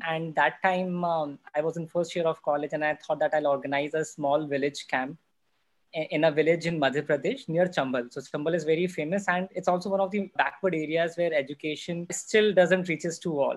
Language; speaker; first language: English; non-native, local second language; Hindi